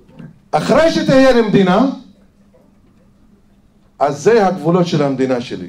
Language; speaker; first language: Hebrew; non-native, fluent; Arabic